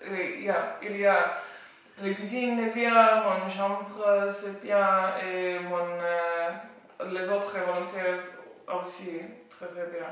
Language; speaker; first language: French; non-native, learner; Estonian